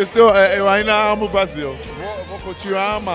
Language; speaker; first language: Portuguese; non-native, fluent; English